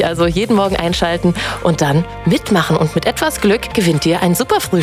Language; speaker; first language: German; native; German